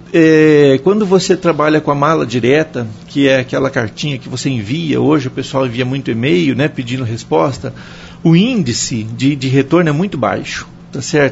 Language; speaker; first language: Portuguese; native; Portuguese